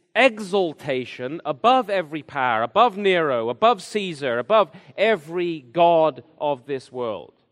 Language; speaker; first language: English; native; English